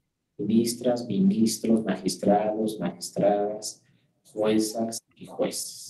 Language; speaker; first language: Spanish; native; Spanish